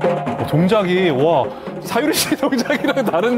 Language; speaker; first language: Korean; native; Korean